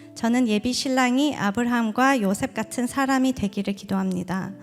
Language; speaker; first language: Korean; early bilingual, heritage; Korean